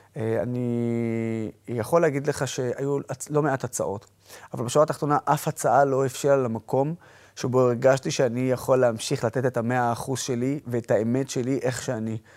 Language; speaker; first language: Hebrew; non-native, local second language; Arabic